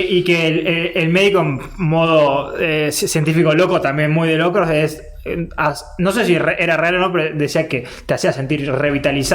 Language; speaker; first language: Spanish; native; Spanish